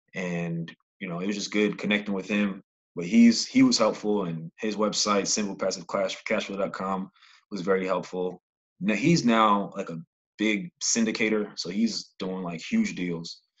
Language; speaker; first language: English; native; English